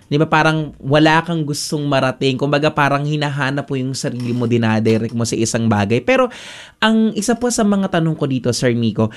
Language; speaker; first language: Filipino; native; Filipino